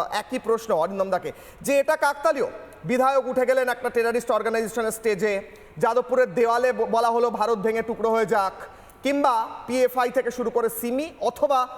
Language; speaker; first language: Bangla; native; Bangla